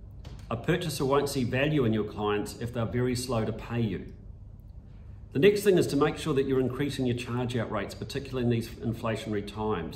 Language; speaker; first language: English; native; English